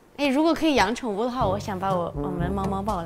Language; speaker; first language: Chinese; native; Chinese